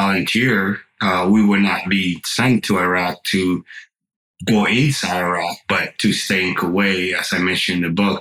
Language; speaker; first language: English; non-native, fluent; Spanish